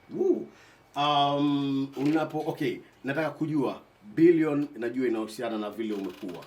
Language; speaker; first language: Swahili; native; Swahili